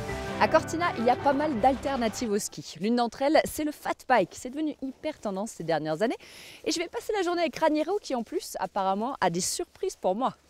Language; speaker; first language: French; native; French